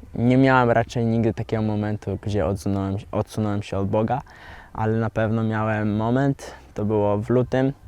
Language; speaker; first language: Polish; native; Polish